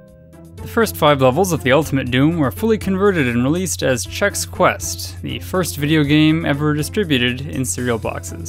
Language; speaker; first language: English; native; English